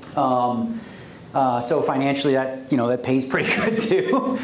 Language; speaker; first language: English; native; English